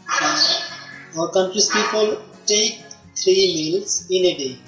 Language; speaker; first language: English; non-native, learner; Bangla